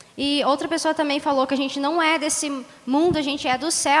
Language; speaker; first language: Portuguese; native; Portuguese